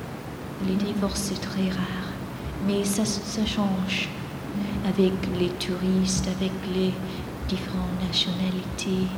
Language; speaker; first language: French; non-native, fluent; Greek